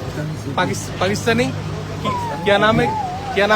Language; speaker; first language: Hindi; non-native, learner; Bangla